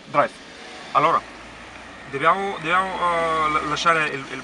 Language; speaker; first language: Italian; non-native, learner; Bulgarian